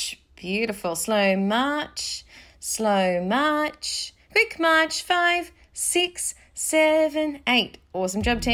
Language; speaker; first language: English; native; English